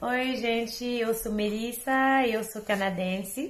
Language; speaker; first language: Portuguese; non-native, learner; English